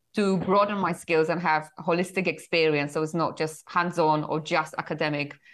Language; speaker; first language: English; non-native, fluent; Polish